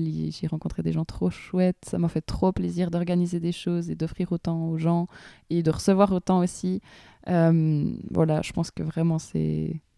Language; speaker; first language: French; native; French